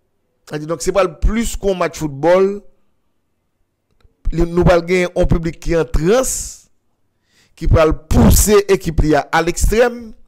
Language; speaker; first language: French; non-native, local second language; Haitian Creole